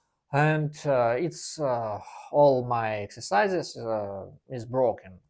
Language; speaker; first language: English; non-native, learner; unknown